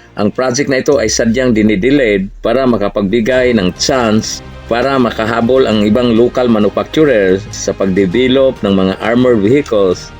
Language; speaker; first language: Filipino; non-native, local second language; Cebuano